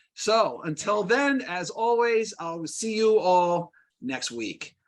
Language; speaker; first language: English; native; English